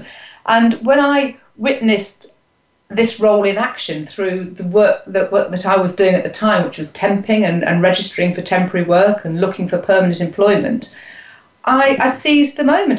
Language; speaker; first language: English; native; English